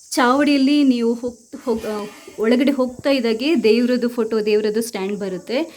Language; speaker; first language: Kannada; native; Kannada